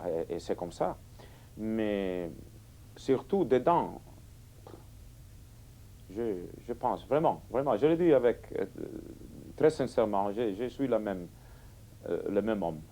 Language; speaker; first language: French; non-native, fluent; Catalan